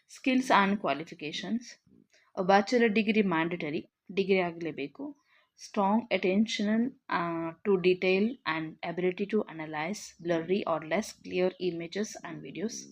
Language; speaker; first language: English; non-native, local second language; Kannada